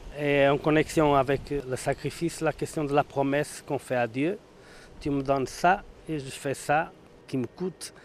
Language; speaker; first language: French; non-native, fluent; Portuguese